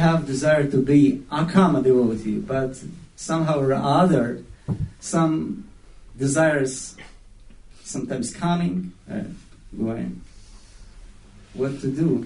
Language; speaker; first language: English; non-native, learner; Russian